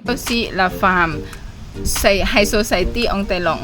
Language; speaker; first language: French; non-native, learner; Thai